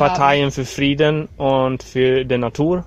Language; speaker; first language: German; non-native, learner; Swedish